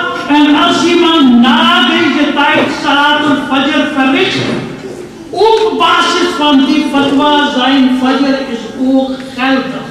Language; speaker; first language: Dutch; non-native, fluent; Urdu